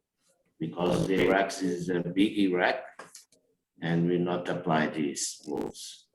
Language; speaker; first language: English; non-native, learner; Portuguese